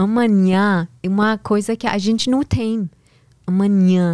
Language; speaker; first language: Portuguese; non-native, learner; Persian